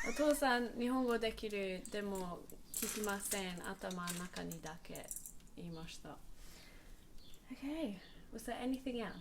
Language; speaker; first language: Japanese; non-native, learner; English